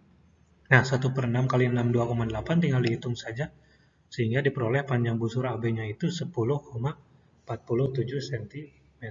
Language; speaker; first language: Indonesian; native; Indonesian